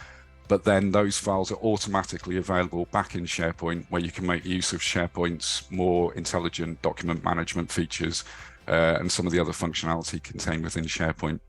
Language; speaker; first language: English; native; English